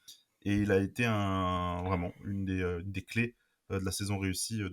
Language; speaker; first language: French; native; French